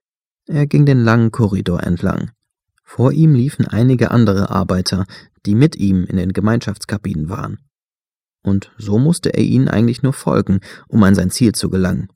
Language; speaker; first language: German; native; German